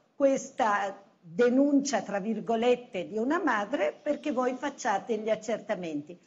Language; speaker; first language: Italian; native; Italian